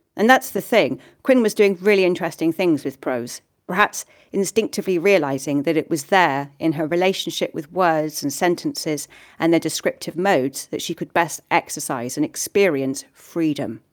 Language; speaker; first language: English; native; English